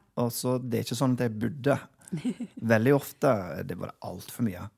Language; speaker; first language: Norwegian; non-native, fluent; English